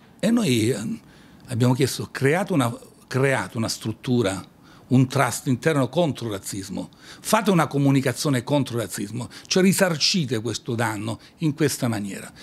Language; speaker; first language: Italian; native; Italian